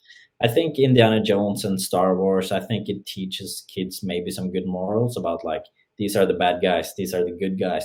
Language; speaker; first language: English; non-native, fluent; Norwegian